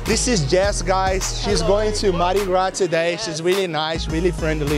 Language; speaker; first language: English; non-native, fluent; Portuguese